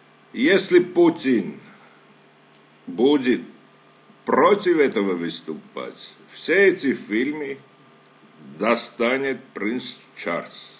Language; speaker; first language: Russian; non-native, fluent; Armenian